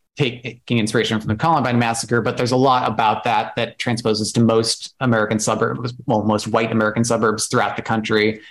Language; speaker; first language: English; native; English